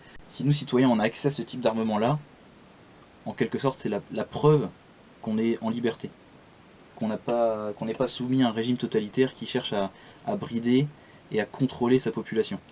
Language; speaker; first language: French; native; French